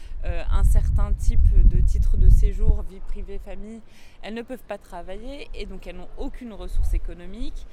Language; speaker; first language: French; native; French